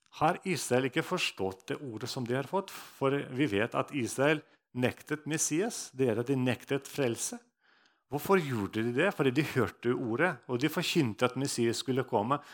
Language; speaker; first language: Norwegian; non-native, fluent; Russian